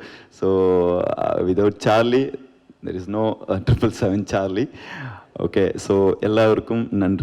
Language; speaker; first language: Tamil; non-native, learner; Kannada